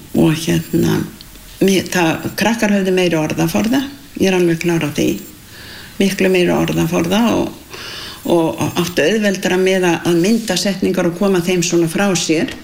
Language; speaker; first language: Icelandic; native; Icelandic